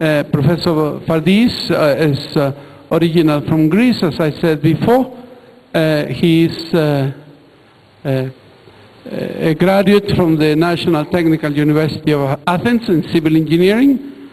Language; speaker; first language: English; non-native, fluent; Spanish